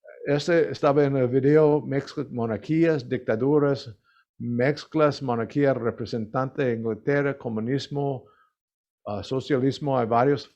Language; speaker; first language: Spanish; non-native, learner; English